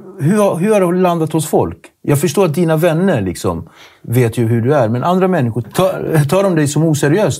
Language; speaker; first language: Swedish; native; Swedish